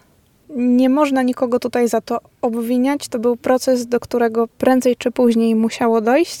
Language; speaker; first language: Polish; native; Polish